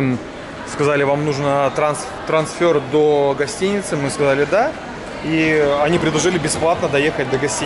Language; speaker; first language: Russian; native; Russian